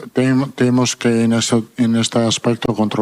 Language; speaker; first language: Portuguese; non-native, fluent; Italian